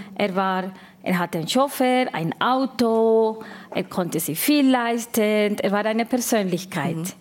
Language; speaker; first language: German; non-native, fluent; Spanish